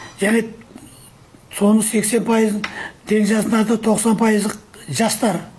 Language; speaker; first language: Kazakh; native; Kazakh